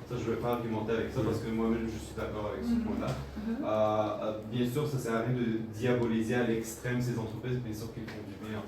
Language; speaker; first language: French; non-native, fluent; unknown